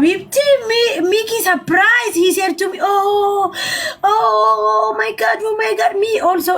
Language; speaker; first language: English; non-native, learner; Amharic